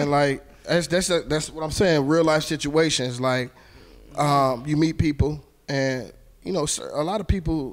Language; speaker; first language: English; native; English